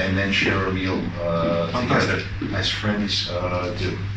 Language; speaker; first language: English; early bilingual, other home language; Greek